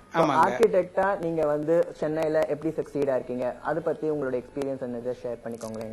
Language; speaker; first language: Tamil; native; Tamil